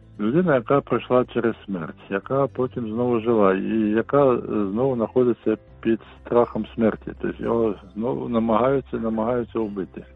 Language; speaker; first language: Ukrainian; non-native, local second language; Russian